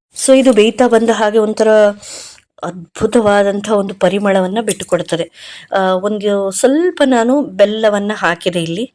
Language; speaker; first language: Kannada; non-native, local second language; Konkani